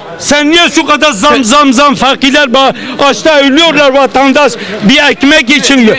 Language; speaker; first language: Turkish; non-native, local second language; Kurdish